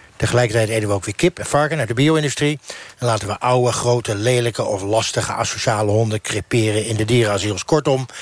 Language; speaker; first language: Dutch; native; Dutch